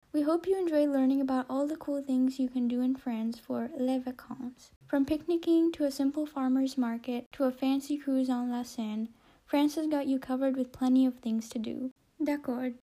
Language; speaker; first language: English; native; English